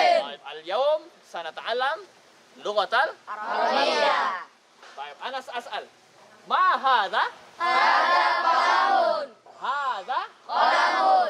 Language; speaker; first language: Arabic; non-native, learner; Indonesian